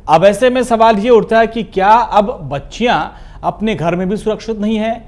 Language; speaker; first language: Hindi; native; Hindi